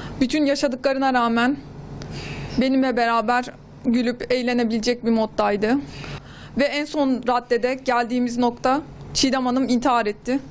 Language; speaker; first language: Turkish; native; Turkish